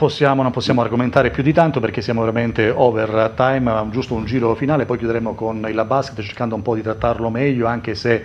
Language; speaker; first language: Italian; native; Italian